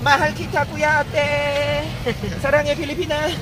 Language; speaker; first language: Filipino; non-native, learner; Korean